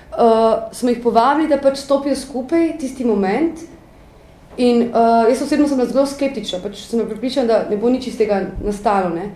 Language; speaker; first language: Slovenian; native; Slovenian